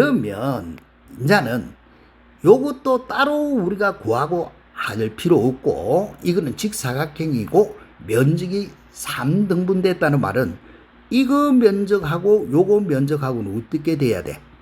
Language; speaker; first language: Korean; native; Korean